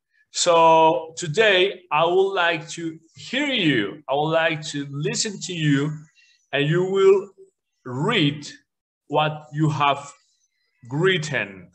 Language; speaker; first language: English; non-native, fluent; Spanish